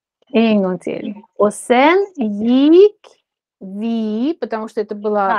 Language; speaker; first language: Swedish; non-native, fluent; Russian